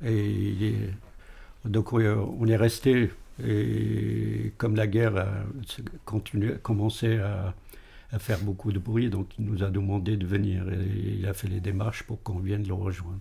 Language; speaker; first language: French; early bilingual, other home language; Arabic